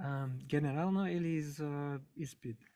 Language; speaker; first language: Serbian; non-native, learner; English